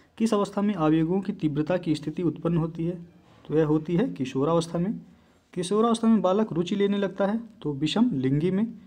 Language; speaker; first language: Hindi; native; Hindi